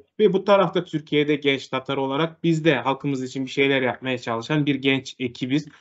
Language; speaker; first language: Turkish; native; Turkish